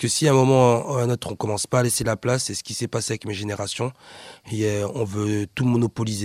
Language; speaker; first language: French; native; French